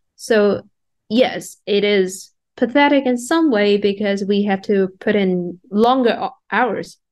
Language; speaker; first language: English; non-native, fluent; Chinese